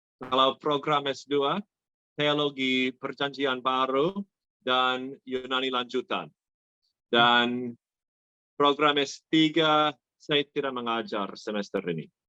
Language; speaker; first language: Indonesian; non-native, fluent; English